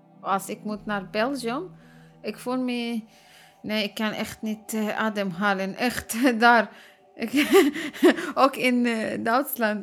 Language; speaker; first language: Dutch; non-native, learner; Arabic